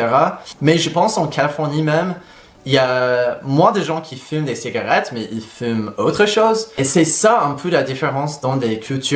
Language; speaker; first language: French; non-native, fluent; English